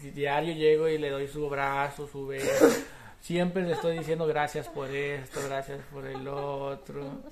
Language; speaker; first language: Spanish; early bilingual, heritage; Spanish